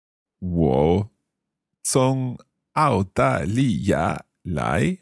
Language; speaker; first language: Chinese; non-native, learner; English